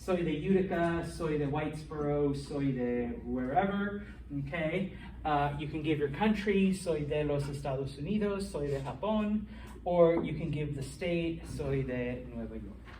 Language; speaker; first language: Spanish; non-native, fluent; English